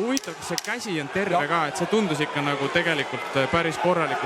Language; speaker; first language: Estonian; native; Estonian